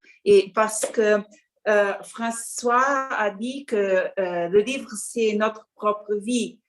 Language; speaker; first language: French; non-native, learner; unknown